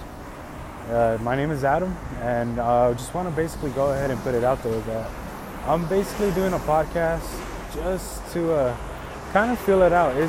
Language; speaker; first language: English; native; English